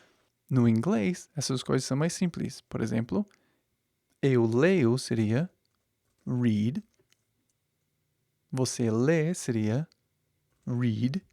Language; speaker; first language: Portuguese; non-native, fluent; English